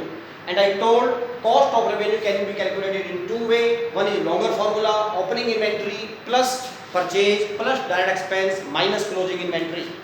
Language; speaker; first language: English; non-native, local second language; Hindi